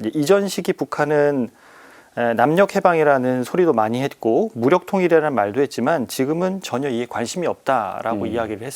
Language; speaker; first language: Korean; native; Korean